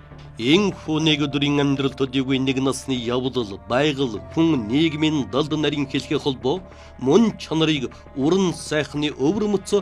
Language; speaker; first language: Mongolian; native; Mongolian